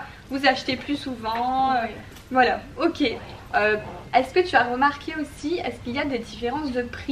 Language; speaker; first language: French; native; French